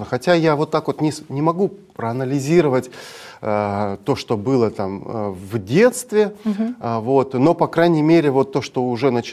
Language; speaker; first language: Russian; native; Russian